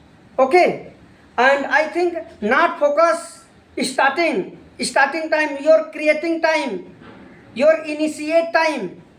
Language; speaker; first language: English; non-native, learner; Hindi